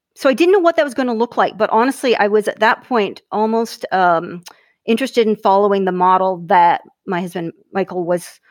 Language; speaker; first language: English; native; English